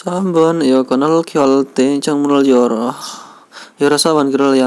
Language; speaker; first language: Korean; non-native, fluent; Indonesian